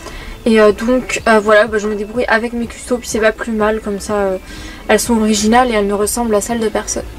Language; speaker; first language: French; native; French